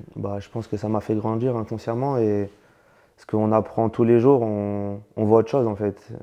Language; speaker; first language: French; native; French